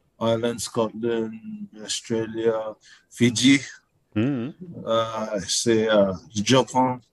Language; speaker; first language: French; non-native, learner; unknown